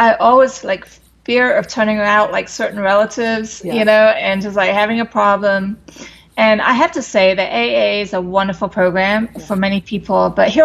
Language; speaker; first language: English; native; English